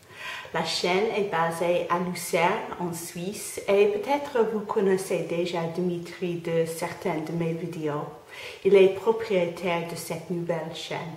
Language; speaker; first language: French; non-native, fluent; English